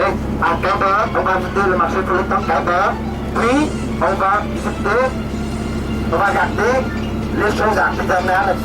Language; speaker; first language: French; non-native, learner; Vietnamese